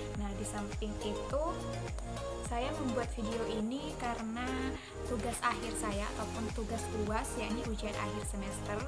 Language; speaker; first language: Indonesian; non-native, local second language; Madurese